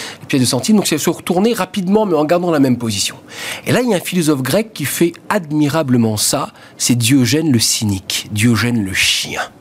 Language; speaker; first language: French; native; French